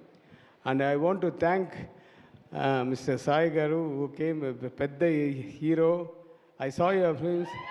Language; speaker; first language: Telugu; non-native, learner; Tamil